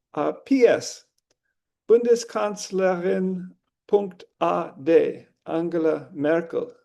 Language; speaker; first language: German; non-native, fluent; English